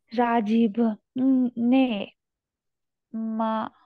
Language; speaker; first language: Korean; non-native, learner; Bangla